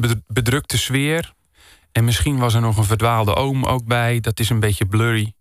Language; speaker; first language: Dutch; native; Dutch